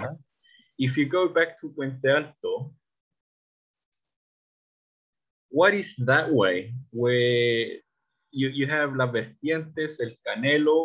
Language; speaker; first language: English; non-native, learner; Spanish